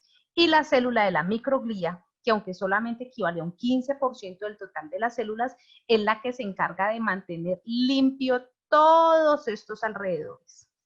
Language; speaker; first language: Spanish; native; Spanish